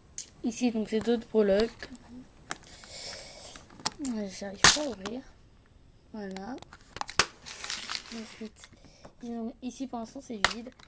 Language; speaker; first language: French; native; French